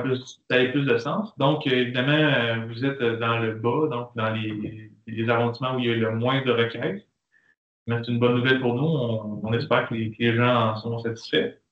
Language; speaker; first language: French; native; French